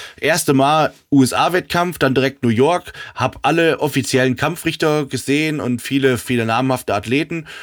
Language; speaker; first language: German; native; German